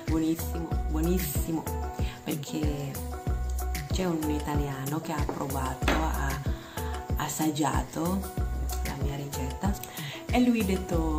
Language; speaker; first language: Italian; non-native, learner; Indonesian